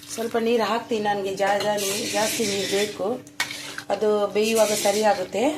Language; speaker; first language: Kannada; non-native, local second language; Tulu